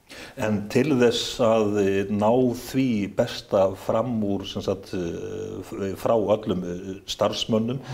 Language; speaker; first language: Icelandic; native; Icelandic